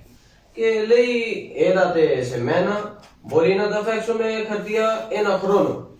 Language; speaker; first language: Greek; non-native, learner; Punjabi